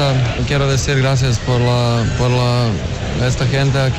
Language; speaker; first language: Spanish; non-native, learner; Serbian